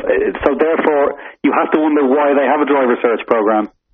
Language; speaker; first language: English; native; English